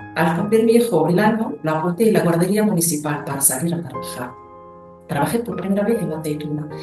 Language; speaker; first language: Spanish; non-native, fluent; Arabic